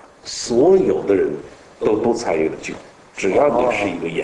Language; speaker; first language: Chinese; native; Chinese